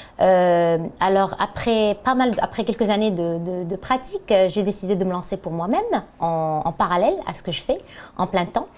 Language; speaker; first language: French; non-native, local second language; Arabic